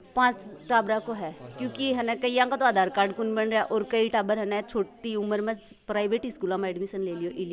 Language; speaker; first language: Hindi; native; Hindi